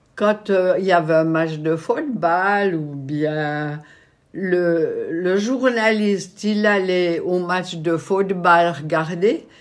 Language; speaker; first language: French; native; French